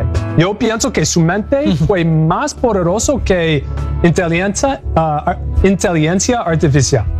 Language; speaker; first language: Spanish; non-native, learner; English